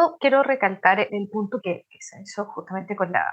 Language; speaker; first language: Spanish; native; Spanish